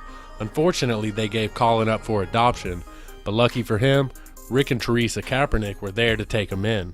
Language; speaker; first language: English; native; English